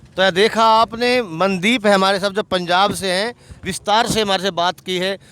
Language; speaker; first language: Hindi; native; Hindi